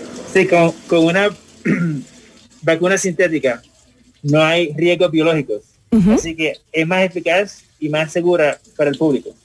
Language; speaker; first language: Spanish; native; Spanish